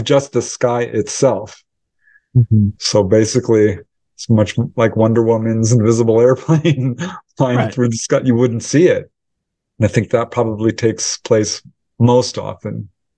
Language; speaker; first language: English; native; English